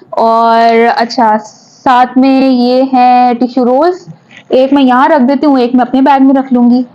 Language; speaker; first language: Urdu; native; Urdu